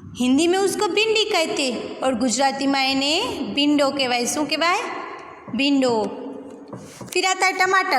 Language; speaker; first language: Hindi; non-native, local second language; Gujarati